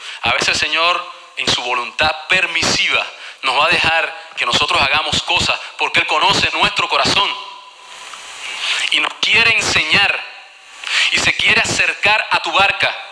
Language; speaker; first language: Spanish; native; Spanish